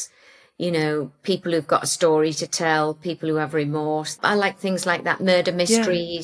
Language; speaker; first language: English; native; English